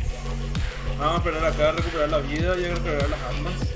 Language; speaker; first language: Spanish; native; Spanish